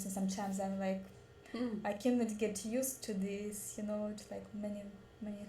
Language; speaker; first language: English; non-native, learner; Russian